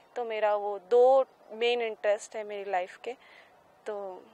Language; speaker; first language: Hindi; native; Hindi